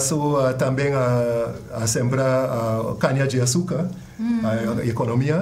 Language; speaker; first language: Portuguese; non-native, fluent; English